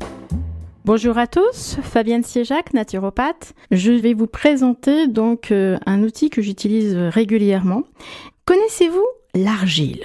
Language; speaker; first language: French; native; French